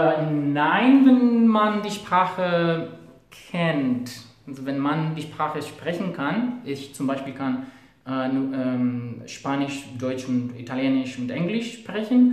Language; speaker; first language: German; non-native, fluent; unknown